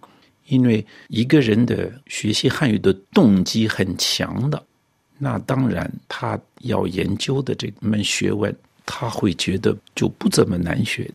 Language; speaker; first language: Chinese; non-native, fluent; French